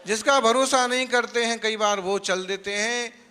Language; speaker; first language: Hindi; non-native, local second language; Gujarati